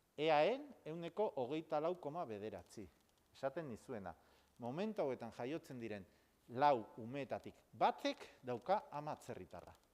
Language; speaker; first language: Basque; non-native, local second language; Spanish